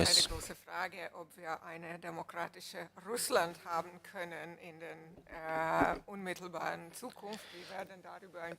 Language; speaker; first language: German; non-native, fluent; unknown